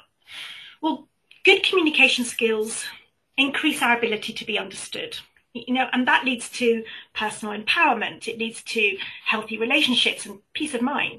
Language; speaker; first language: English; native; English